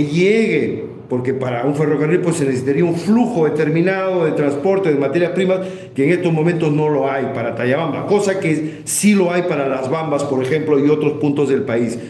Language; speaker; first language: Spanish; native; Spanish